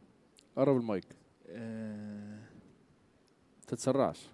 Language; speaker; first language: Arabic; native; Arabic